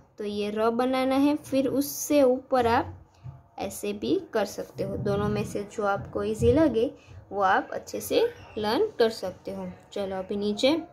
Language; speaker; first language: Hindi; non-native, local second language; Gujarati